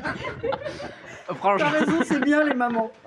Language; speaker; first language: French; native; French